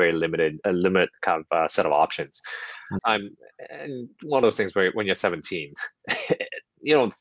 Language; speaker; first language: English; non-native, local second language; Cantonese